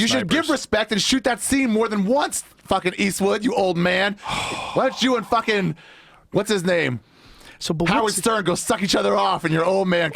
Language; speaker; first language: English; native; English